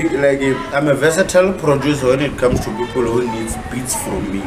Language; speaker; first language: English; non-native, local second language; Northern Sotho